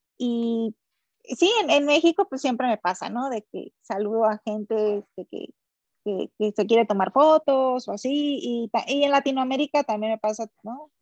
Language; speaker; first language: Spanish; native; Spanish